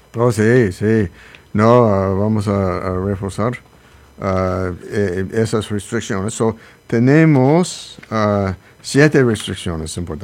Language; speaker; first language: Spanish; non-native, learner; English